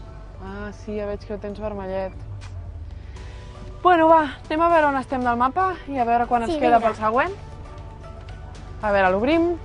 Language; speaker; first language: Catalan; native; Catalan